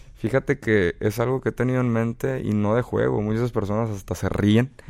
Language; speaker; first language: Spanish; native; Spanish